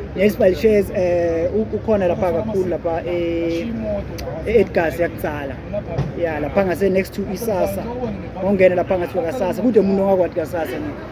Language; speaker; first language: Zulu; native; Zulu